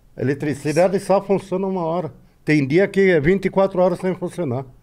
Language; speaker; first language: Portuguese; non-native, fluent; Arabic